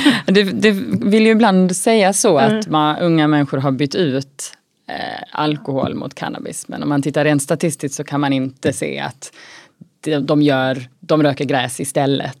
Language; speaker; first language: Swedish; native; Swedish